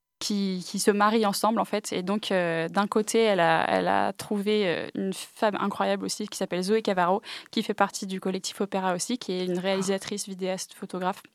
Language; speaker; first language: French; early bilingual, other home language; English